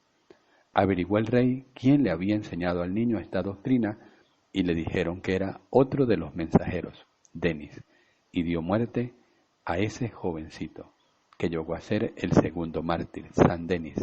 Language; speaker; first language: Spanish; native; Spanish